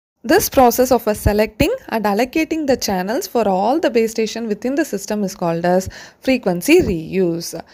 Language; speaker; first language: English; non-native, local second language; Tamil